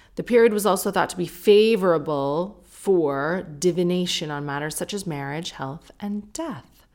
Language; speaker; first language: English; native; English